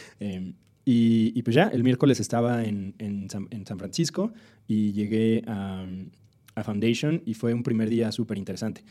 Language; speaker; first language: Spanish; native; Spanish